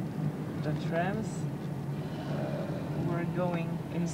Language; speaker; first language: English; non-native, learner; Polish